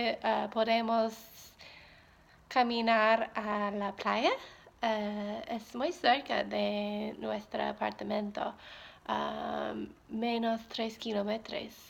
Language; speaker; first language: Spanish; non-native, learner; English